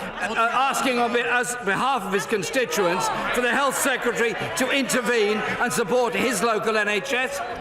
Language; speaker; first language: English; native; English